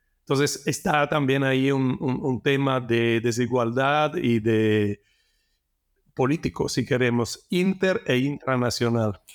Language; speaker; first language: Spanish; non-native, fluent; Italian